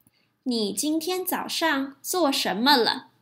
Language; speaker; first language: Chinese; non-native, fluent; English